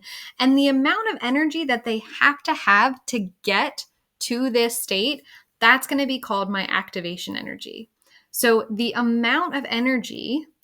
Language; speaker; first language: English; native; English